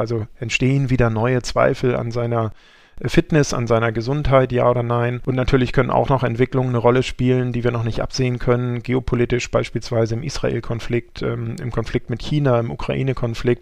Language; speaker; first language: German; native; German